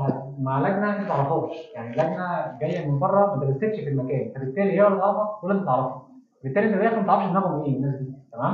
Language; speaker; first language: Arabic; native; Arabic